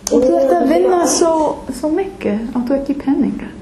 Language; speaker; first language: Icelandic; non-native, learner; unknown